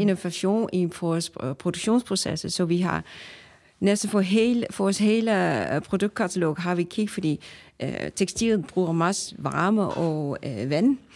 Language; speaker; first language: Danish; non-native, fluent; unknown